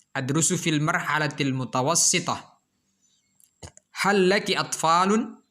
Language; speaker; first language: Arabic; non-native, fluent; Indonesian